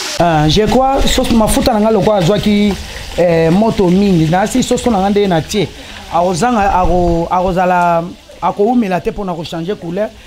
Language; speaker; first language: Lingala; native; Lingala